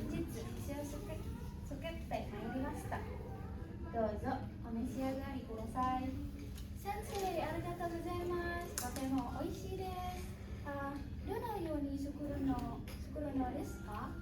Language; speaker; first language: Japanese; non-native, learner; Indonesian